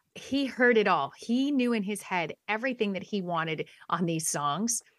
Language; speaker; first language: English; native; English